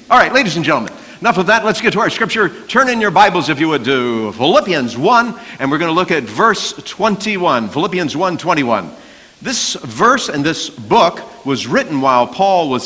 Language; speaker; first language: English; native; English